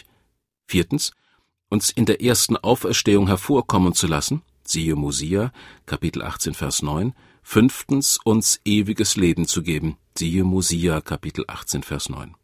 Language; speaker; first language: German; native; German